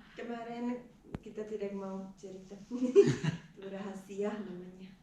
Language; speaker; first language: Indonesian; non-native, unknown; English